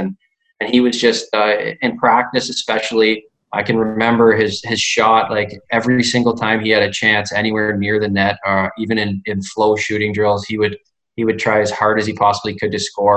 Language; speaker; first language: English; native; English